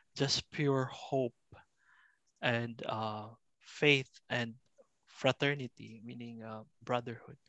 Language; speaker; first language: English; non-native, local second language; Cebuano